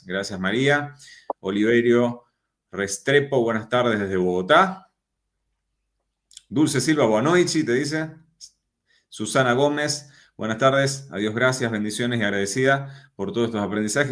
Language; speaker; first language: Spanish; native; Spanish